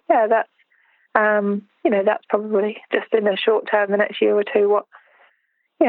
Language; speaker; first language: English; native; English